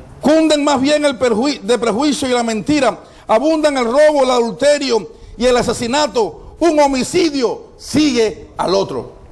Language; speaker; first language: Spanish; native; Spanish